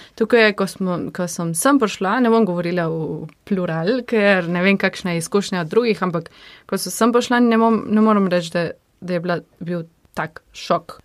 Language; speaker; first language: Slovenian; early bilingual, heritage; Slovenian